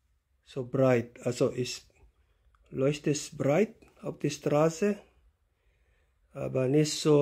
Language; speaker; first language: German; non-native, learner; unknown